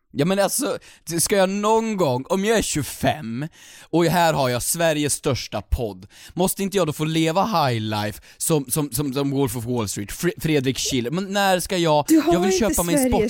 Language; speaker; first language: Swedish; native; Swedish